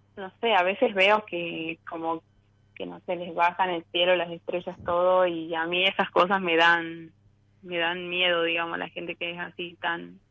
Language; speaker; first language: Spanish; native; Spanish